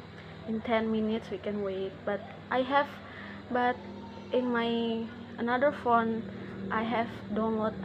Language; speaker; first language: English; non-native, learner; Indonesian